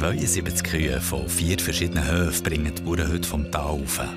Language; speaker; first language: German; native; German